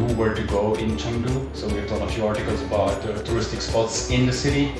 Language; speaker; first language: English; non-native, fluent; Dutch